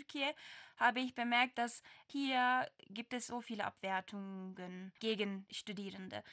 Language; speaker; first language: German; non-native, learner; Turkish